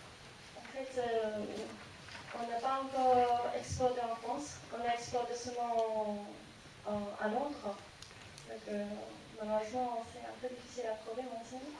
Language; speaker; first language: French; non-native, fluent; Japanese